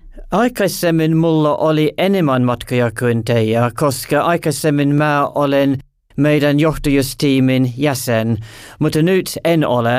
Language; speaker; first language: Finnish; non-native, learner; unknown